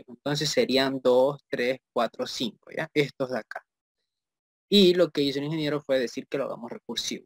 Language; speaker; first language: Spanish; native; Spanish